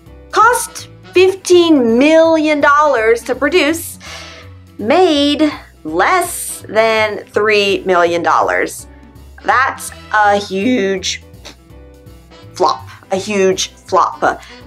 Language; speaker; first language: English; native; English